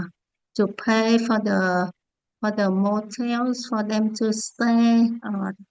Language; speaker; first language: English; non-native, learner; Vietnamese